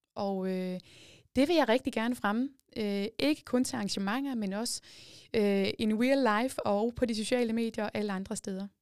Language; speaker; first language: Danish; native; Danish